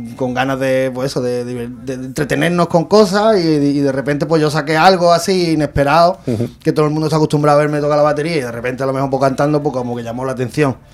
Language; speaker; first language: Spanish; native; Spanish